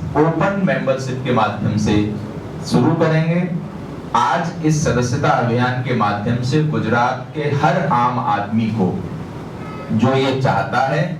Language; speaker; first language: Hindi; native; Hindi